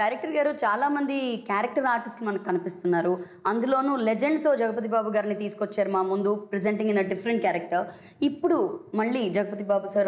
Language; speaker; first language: Telugu; native; Telugu